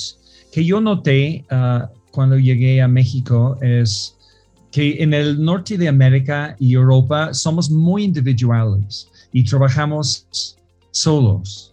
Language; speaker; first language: Spanish; non-native, fluent; English